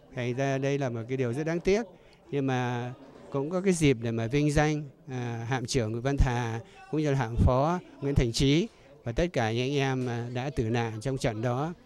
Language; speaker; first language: Vietnamese; native; Vietnamese